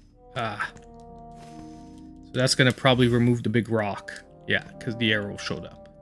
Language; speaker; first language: English; native; English